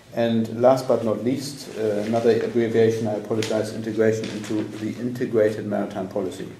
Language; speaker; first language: English; non-native, fluent; German